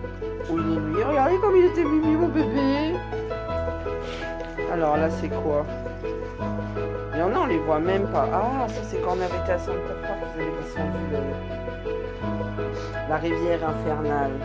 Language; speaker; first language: French; native; French